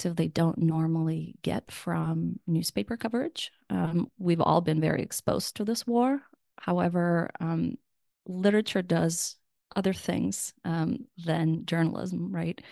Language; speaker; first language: English; non-native, fluent; Russian